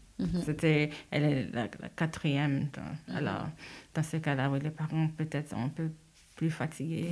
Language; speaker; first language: French; non-native, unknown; Haitian Creole